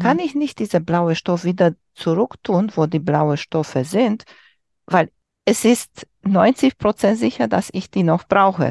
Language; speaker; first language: German; non-native, learner; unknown